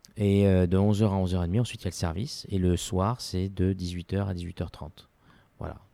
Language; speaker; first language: French; non-native, local second language; Arabic